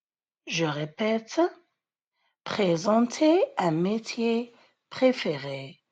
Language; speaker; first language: French; non-native, fluent; Arabic